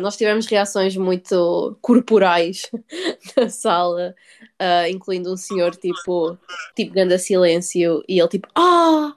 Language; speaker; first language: Portuguese; early bilingual, heritage; Portuguese